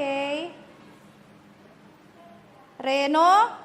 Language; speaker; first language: English; non-native, fluent; Indonesian